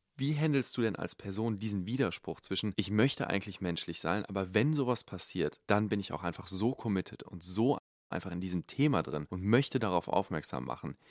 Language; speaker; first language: German; native; German